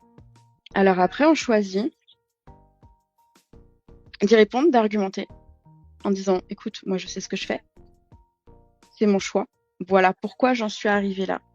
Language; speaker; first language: French; native; French